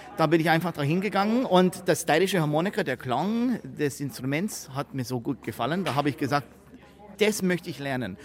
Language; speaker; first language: German; early bilingual, heritage; German